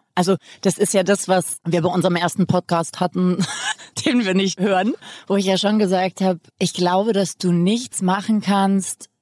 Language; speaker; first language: German; native; German